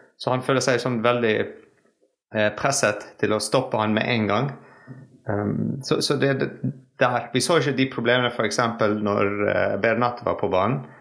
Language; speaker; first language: Norwegian; non-native, fluent; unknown